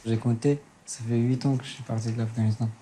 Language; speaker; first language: French; non-native, fluent; Persian